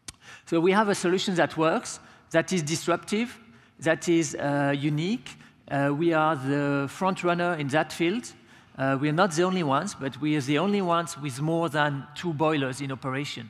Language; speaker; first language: English; non-native, fluent; French